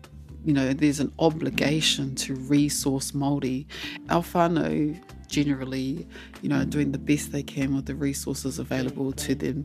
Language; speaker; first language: English; non-native, local second language; Māori